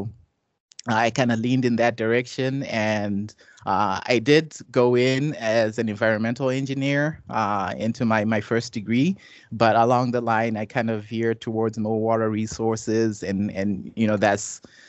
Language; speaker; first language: English; non-native, local second language; Shona